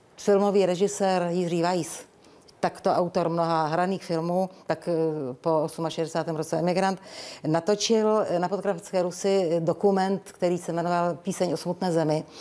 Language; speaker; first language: Czech; early bilingual, other home language; Rusyn